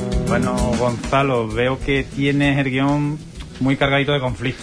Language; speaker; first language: Spanish; native; Spanish